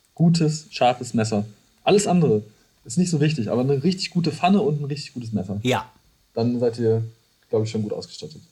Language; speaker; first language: German; native; German